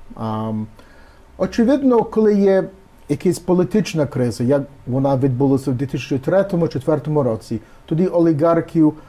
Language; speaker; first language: Ukrainian; early bilingual, heritage; Ukrainian